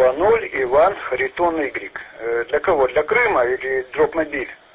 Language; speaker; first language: Russian; native; Russian